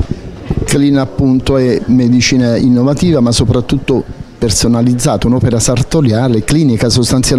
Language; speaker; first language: Italian; native; Italian